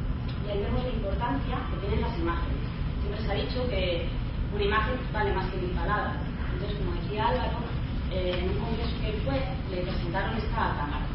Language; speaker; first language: Spanish; native; Spanish